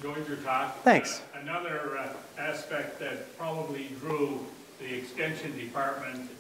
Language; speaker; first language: English; native; English